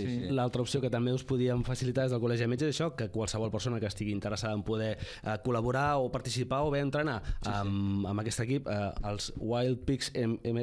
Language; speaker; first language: Catalan; native; Catalan